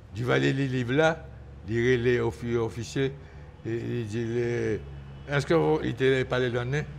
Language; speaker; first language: French; native; French